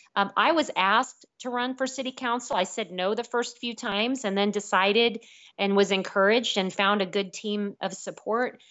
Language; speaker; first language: English; native; English